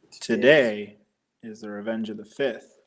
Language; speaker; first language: English; native; English